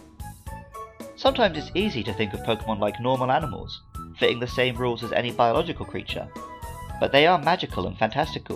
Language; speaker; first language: English; native; English